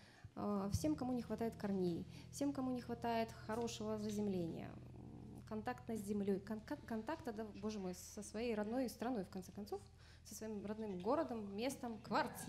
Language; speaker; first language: Russian; native; Russian